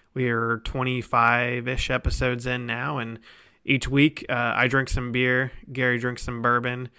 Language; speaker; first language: English; native; English